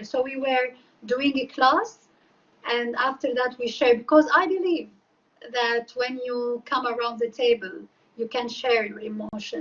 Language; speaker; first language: English; non-native, fluent; Arabic